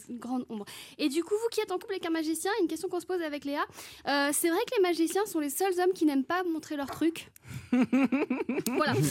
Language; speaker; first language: French; native; French